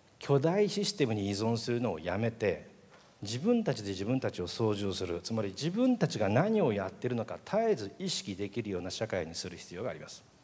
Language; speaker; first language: Japanese; native; Japanese